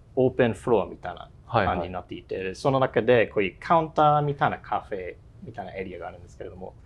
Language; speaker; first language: Japanese; non-native, fluent; English